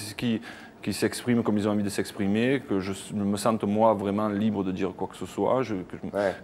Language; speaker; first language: French; native; French